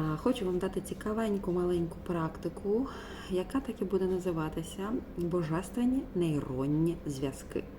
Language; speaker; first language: Ukrainian; non-native, local second language; Russian